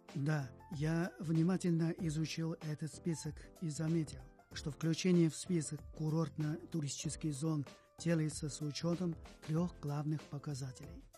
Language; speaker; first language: Russian; non-native, fluent; Chinese